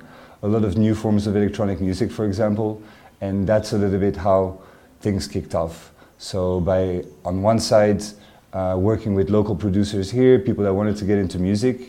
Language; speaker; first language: English; non-native, fluent; French